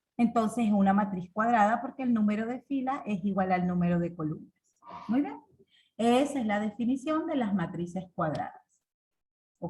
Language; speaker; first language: Spanish; native; Spanish